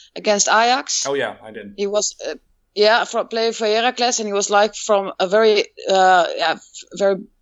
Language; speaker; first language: English; non-native, fluent; Dutch